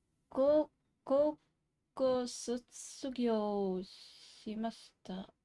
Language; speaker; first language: Japanese; non-native, learner; English